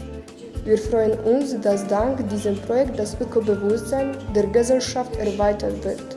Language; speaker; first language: German; non-native, learner; Polish